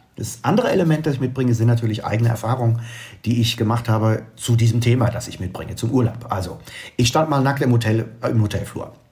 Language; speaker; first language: German; native; German